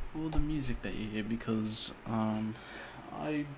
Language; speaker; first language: English; native; English